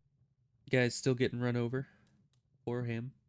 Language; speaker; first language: English; native; English